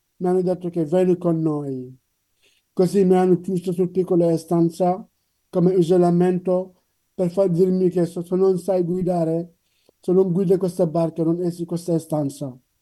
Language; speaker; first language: Italian; non-native, learner; Wolof